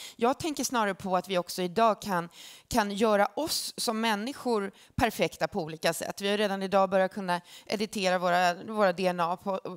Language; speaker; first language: Swedish; native; Swedish